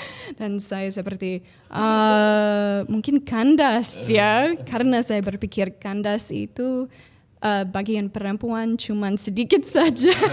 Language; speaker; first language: Indonesian; non-native, fluent; English